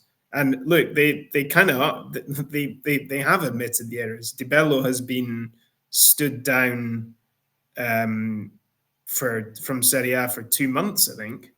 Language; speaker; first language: English; native; English